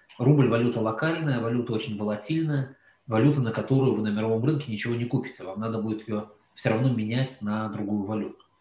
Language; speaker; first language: Russian; native; Russian